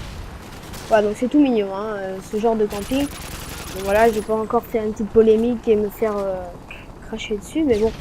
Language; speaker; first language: French; native; French